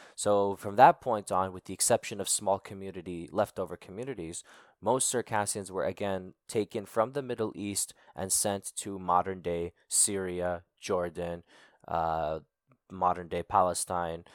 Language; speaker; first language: English; native; English